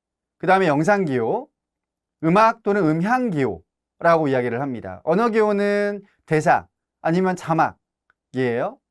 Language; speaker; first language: Korean; native; Korean